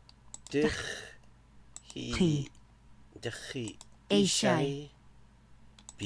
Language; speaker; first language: Welsh; non-native, learner; English